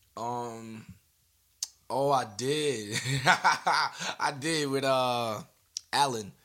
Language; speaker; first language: English; native; English